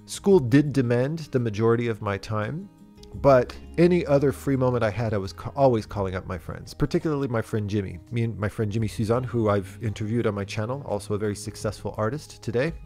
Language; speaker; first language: English; native; English